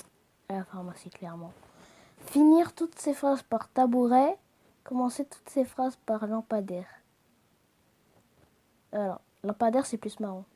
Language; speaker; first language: French; native; French